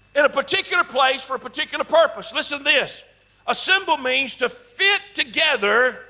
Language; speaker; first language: English; native; English